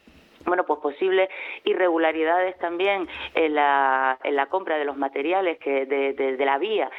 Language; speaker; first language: Spanish; native; Spanish